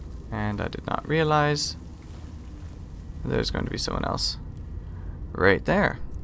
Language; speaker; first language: English; native; English